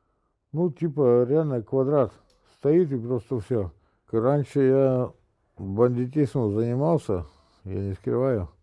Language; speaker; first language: Russian; native; Russian